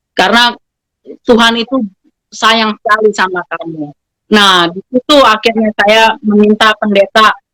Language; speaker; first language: Indonesian; native; Indonesian